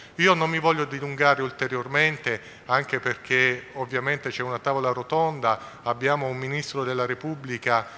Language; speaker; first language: Italian; native; Italian